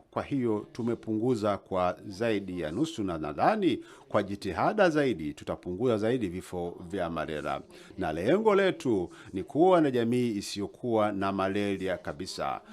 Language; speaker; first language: Swahili; native; Swahili